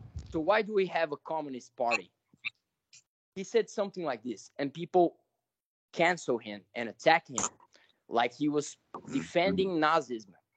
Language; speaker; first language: English; non-native, fluent; Portuguese